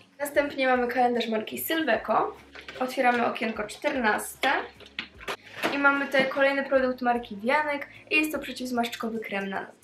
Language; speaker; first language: Polish; native; Polish